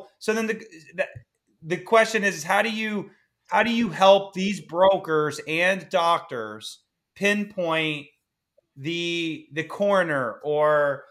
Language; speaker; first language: English; native; English